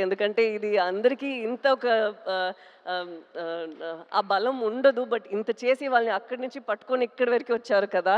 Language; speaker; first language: Telugu; non-native, local second language; Tamil